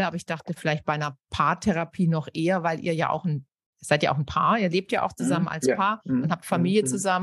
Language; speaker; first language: German; native; German